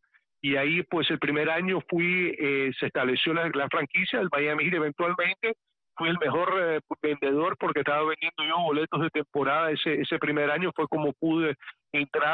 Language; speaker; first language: Spanish; early bilingual, heritage; Spanish